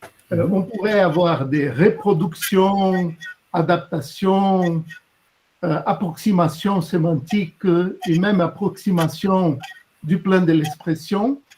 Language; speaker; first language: French; non-native, fluent; Portuguese